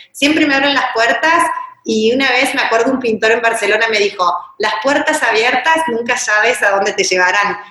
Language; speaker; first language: Spanish; native; Spanish